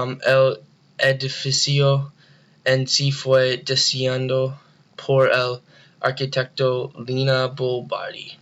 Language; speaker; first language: Spanish; non-native, learner; English